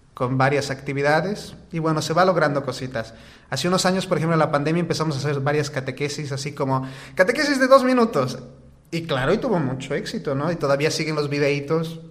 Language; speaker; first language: Spanish; native; Spanish